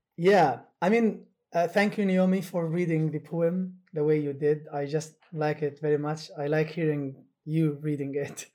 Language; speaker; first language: English; non-native, fluent; Arabic